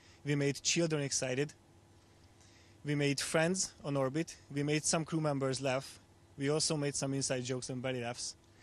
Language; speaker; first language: English; non-native, fluent; Hungarian